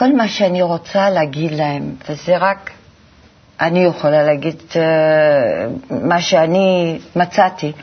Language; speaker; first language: Hebrew; non-native, fluent; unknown